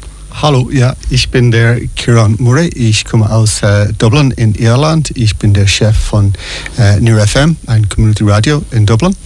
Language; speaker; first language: German; non-native, fluent; English